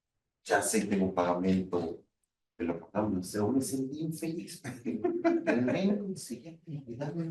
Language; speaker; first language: Portuguese; non-native, fluent; Spanish